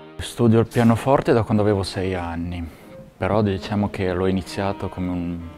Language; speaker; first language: Italian; early bilingual, other home language; Romanian